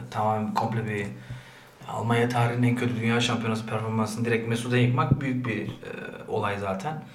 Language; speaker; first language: Turkish; early bilingual, heritage; Turkish